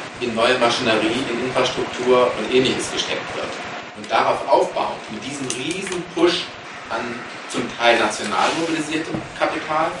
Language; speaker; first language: German; native; German